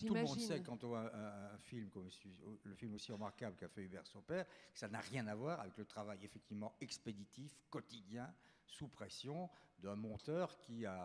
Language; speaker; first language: French; native; French